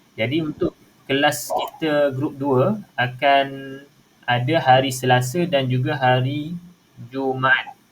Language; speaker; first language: Malay; native; Malay